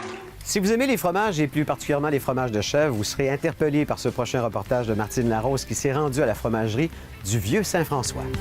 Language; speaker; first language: French; native; French